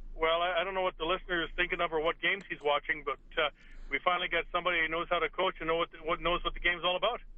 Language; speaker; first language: English; native; English